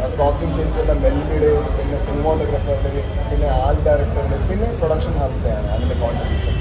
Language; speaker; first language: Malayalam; non-native, local second language; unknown